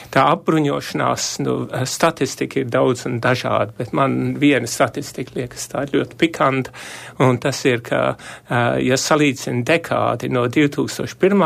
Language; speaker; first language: Latvian; early bilingual, heritage; Latvian